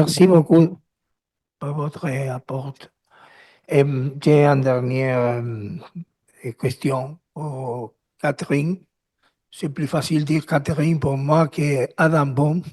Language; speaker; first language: French; non-native, learner; Spanish